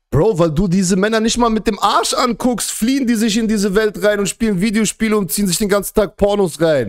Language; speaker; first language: German; native; German